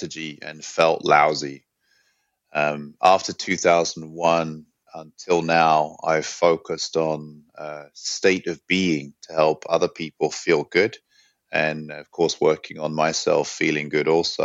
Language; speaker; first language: English; native; English